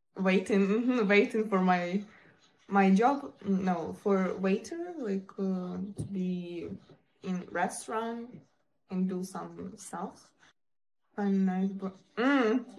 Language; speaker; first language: English; non-native, learner; Ukrainian